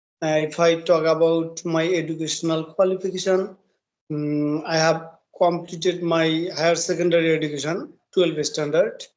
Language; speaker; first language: English; non-native, learner; Bangla